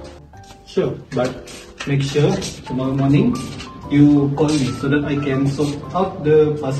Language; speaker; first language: English; non-native, local second language; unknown